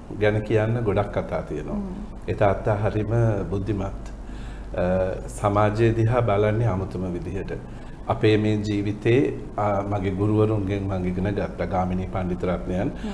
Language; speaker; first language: Sinhala; native; Sinhala